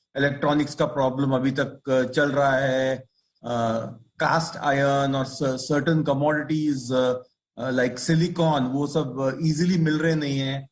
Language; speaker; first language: Hindi; non-native, local second language; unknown